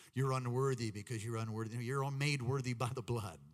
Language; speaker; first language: English; native; English